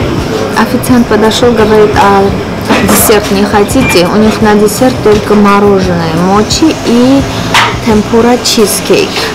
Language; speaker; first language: Russian; non-native, fluent; Armenian